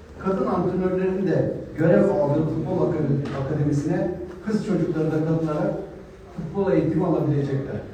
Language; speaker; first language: Turkish; native; Turkish